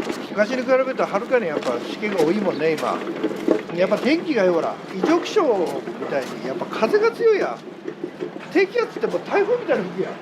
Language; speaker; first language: Japanese; native; Japanese